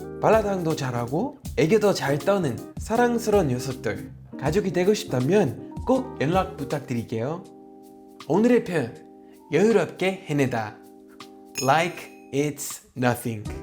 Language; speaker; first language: Korean; native; Korean